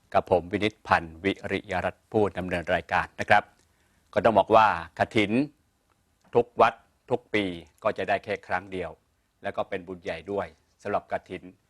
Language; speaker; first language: Thai; native; Thai